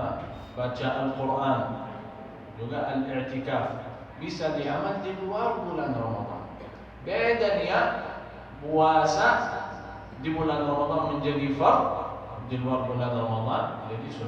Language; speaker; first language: Indonesian; non-native, fluent; Arabic